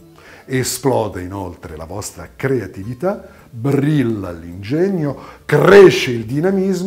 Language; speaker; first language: Italian; native; Italian